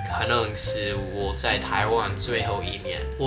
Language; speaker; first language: Chinese; non-native, fluent; English